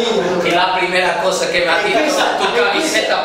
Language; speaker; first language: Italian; non-native, learner; Portuguese